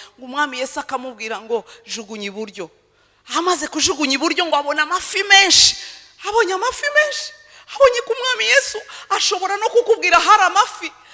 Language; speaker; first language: Kinyarwanda; early bilingual, heritage; Kinyarwanda